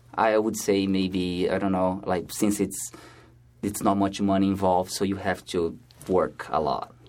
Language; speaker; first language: English; non-native, fluent; Portuguese